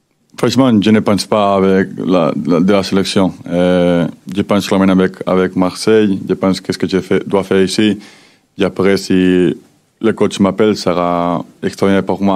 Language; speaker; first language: French; non-native, fluent; Spanish